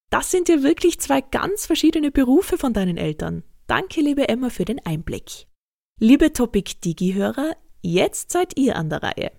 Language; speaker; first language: German; native; German